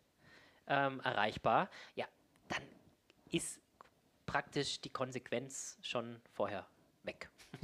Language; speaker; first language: German; native; German